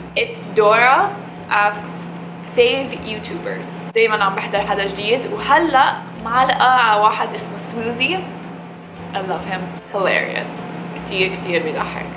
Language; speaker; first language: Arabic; early bilingual, heritage; English